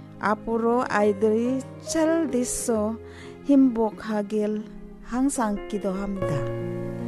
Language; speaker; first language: Korean; non-native, learner; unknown